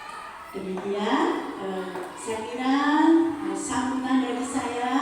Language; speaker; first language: Indonesian; non-native, local second language; Javanese